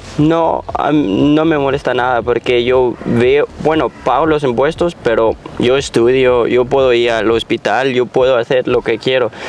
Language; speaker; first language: Spanish; non-native, fluent; Danish